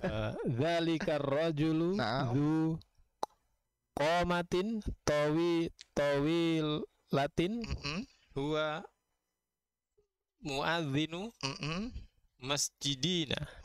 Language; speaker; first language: Arabic; non-native, learner; Indonesian